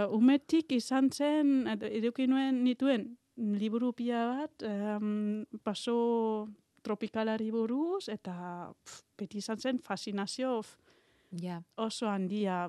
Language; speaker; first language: Basque; non-native, learner; German